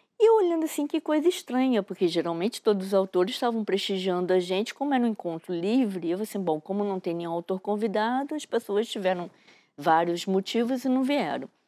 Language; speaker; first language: Portuguese; native; Portuguese